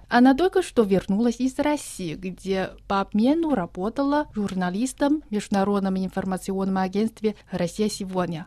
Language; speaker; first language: Russian; non-native, fluent; Chinese